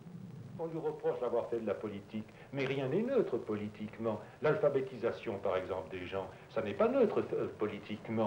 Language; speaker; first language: French; native; French